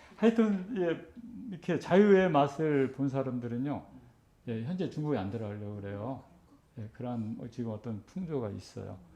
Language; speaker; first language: Korean; native; Korean